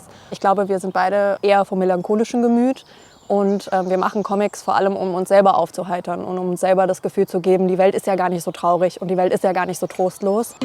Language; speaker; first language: German; native; German